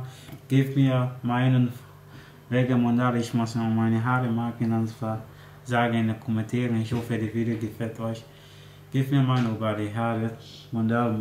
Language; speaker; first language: German; non-native, learner; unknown